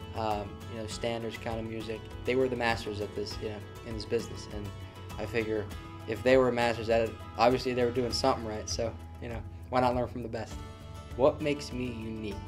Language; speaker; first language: English; native; English